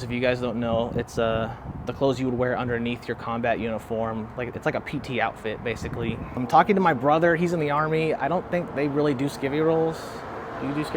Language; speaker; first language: English; native; English